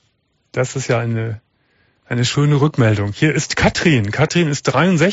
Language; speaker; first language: German; native; German